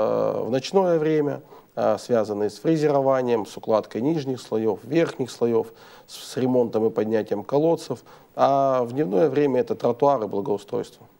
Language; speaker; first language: Russian; native; Russian